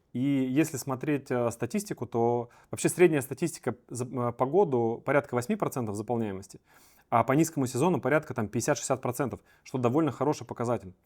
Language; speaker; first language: Russian; native; Russian